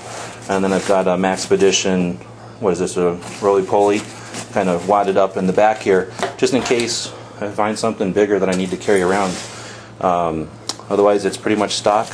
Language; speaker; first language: English; native; English